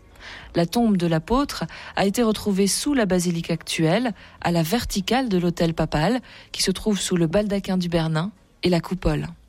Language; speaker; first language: French; native; French